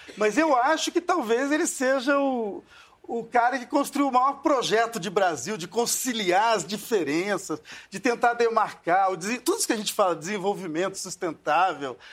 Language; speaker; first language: Portuguese; native; Portuguese